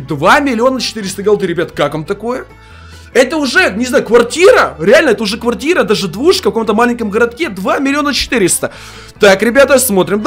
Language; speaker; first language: Russian; native; Russian